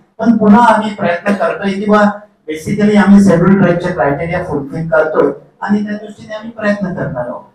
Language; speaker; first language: Marathi; non-native, local second language; Lambadi